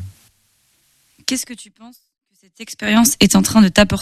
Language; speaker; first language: French; native; French